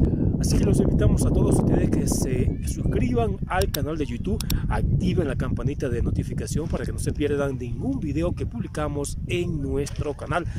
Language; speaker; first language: Spanish; native; Spanish